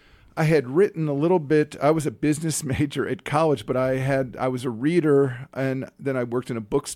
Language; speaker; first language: English; native; English